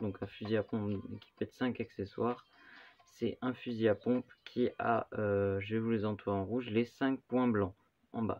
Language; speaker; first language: French; native; French